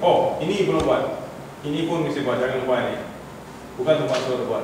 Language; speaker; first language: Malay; non-native, local second language; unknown